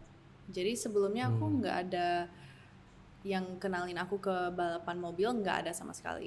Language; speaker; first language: Indonesian; early bilingual, heritage; English